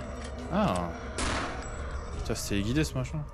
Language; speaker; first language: French; native; French